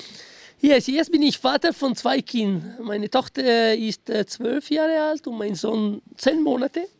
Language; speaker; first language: German; non-native, fluent; Italian